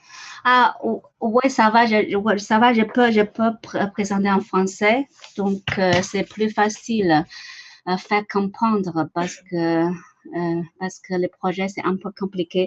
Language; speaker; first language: French; non-native, learner; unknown